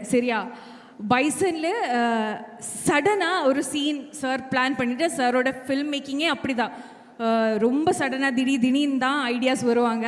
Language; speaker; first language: Tamil; non-native, fluent; Malayalam